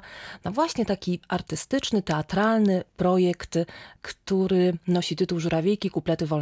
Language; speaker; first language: Polish; native; Polish